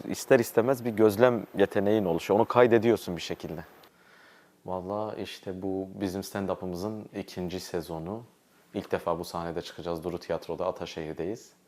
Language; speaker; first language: Turkish; non-native, local second language; Kurdish